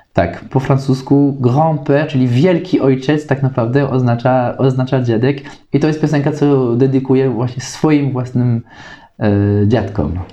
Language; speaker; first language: Polish; non-native, fluent; French